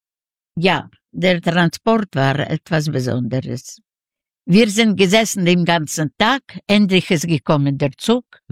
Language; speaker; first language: German; non-native, fluent; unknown